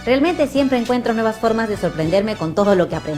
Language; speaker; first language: Spanish; native; Spanish